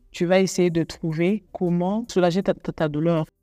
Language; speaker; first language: French; non-native, local second language; Rundi